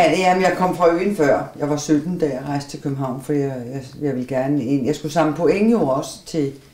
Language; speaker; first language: Danish; native; Danish